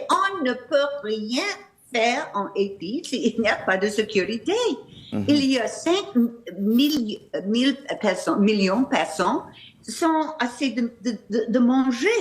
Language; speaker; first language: French; non-native, fluent; English